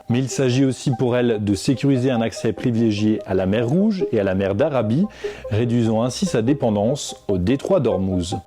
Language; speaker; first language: French; native; French